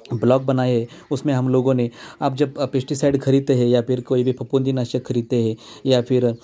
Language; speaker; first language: Hindi; non-native, local second language; Marathi